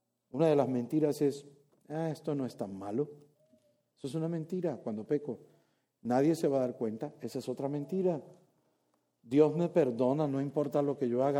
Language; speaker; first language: Spanish; native; Spanish